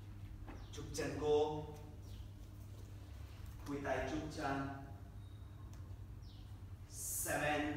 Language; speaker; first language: Vietnamese; non-native, learner; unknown